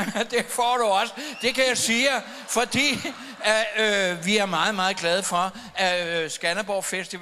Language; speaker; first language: Danish; native; Danish